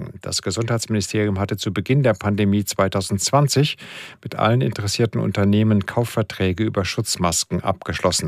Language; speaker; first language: German; native; German